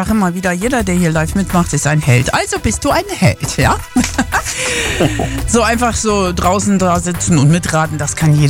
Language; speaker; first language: German; native; German